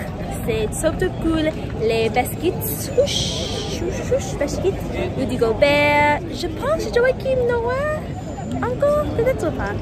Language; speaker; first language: French; non-native, learner; English